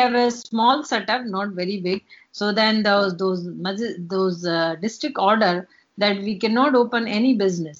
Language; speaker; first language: English; non-native, local second language; Hindi